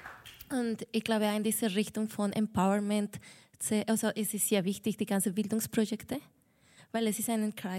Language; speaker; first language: German; non-native, fluent; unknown